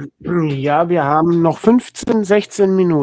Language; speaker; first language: German; native; German